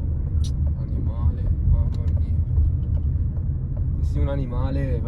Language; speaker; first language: Italian; early bilingual, other home language; Filipino